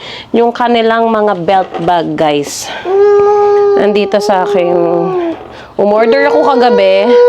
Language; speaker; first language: Filipino; native; Filipino